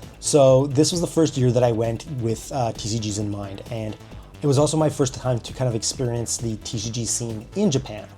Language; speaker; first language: English; native; English